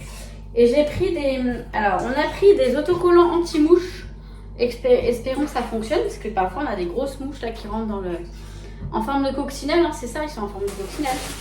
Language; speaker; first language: French; native; French